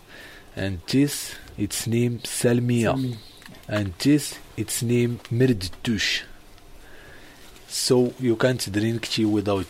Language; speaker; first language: English; non-native, learner; Arabic